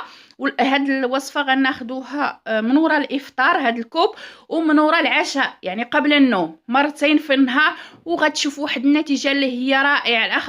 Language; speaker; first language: Arabic; native; Arabic